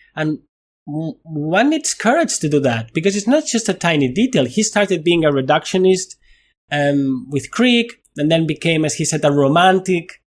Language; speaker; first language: English; non-native, fluent; Spanish